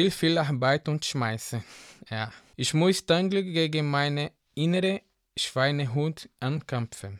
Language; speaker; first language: German; non-native, learner; Portuguese